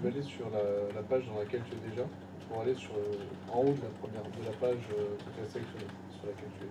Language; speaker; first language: French; native; French